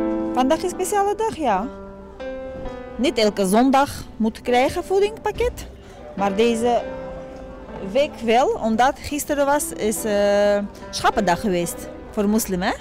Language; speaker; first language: Dutch; non-native, learner; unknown